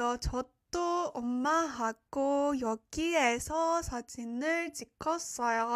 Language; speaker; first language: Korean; non-native, fluent; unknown